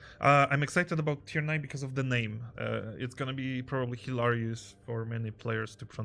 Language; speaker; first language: English; non-native, fluent; Polish